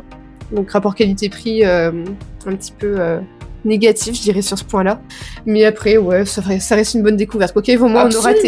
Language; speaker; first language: French; native; French